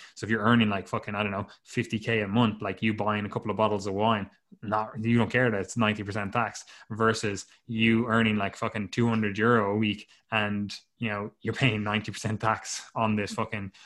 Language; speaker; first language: English; native; English